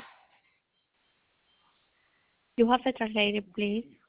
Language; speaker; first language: English; non-native, learner; Spanish